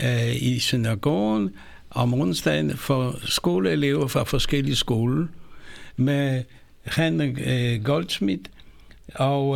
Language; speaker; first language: Danish; non-native, fluent; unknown